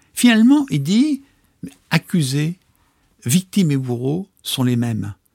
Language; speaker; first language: French; native; French